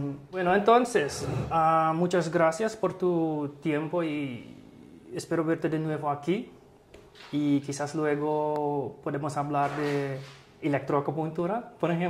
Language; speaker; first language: Spanish; non-native, fluent; English